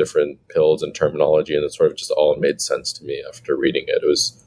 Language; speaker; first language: English; native; English